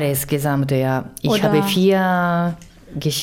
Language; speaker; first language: German; non-native, fluent; Japanese